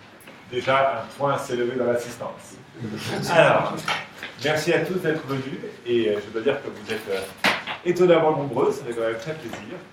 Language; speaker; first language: French; native; French